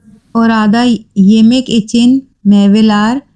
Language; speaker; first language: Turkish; non-native, learner; Urdu